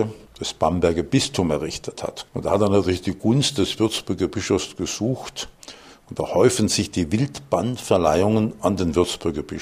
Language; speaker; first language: German; native; German